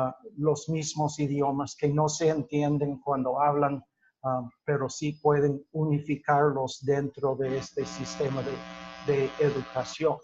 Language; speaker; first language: Spanish; non-native, fluent; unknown